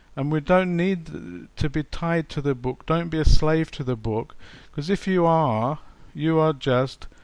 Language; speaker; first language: English; native; English